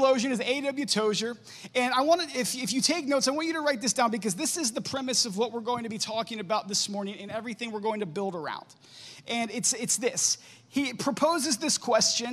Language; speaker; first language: English; native; English